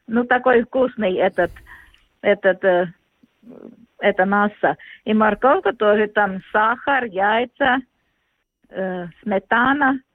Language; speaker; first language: Russian; non-native, local second language; Latvian